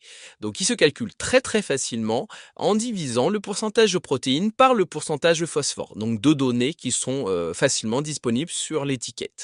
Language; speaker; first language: French; native; French